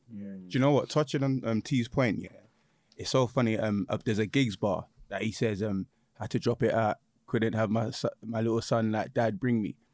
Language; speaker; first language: English; native; English